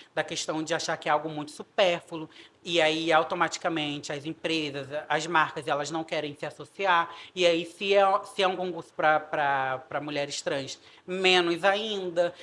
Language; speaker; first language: Portuguese; native; Portuguese